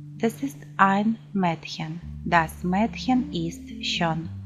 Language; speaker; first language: German; non-native, fluent; Ukrainian